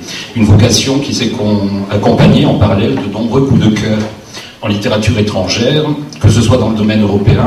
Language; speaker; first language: French; native; French